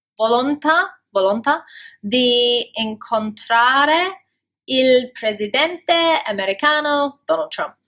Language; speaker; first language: Italian; non-native, learner; English